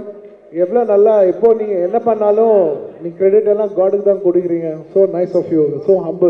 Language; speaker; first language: Tamil; non-native, local second language; Telugu